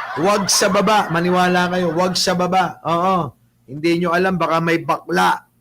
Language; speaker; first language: Filipino; native; Filipino